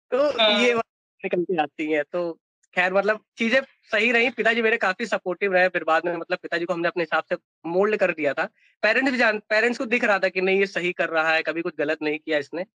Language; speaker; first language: Hindi; native; Hindi